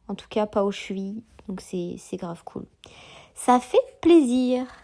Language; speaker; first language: French; native; French